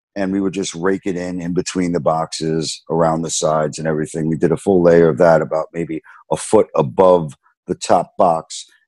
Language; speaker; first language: English; native; English